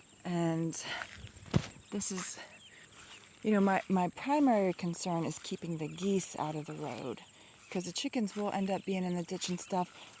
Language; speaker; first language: English; native; English